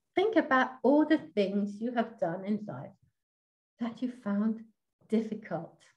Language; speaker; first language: English; non-native, fluent; Danish